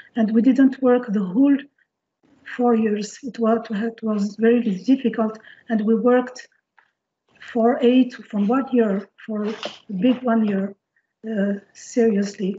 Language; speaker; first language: English; non-native, fluent; French